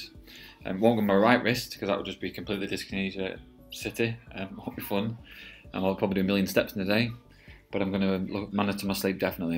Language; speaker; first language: English; native; English